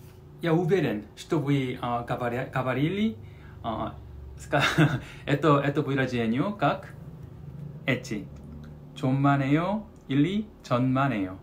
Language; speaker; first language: Russian; non-native, learner; Korean